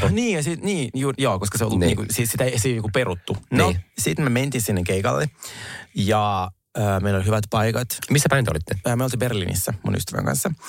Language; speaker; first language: Finnish; non-native, fluent; Russian